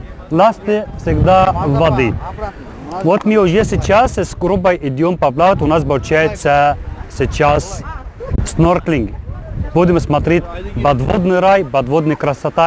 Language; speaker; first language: Russian; non-native, learner; Arabic